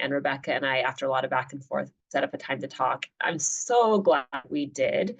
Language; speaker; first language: English; native; English